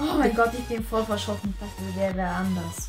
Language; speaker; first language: German; native; German